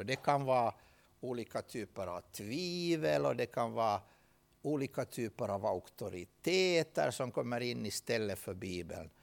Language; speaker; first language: Swedish; native; Swedish